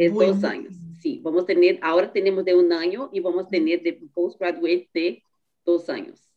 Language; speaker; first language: Spanish; non-native, learner; Portuguese